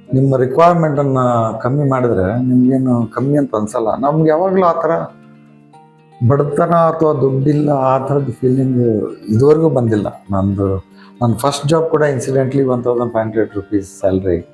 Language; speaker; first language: Kannada; native; Kannada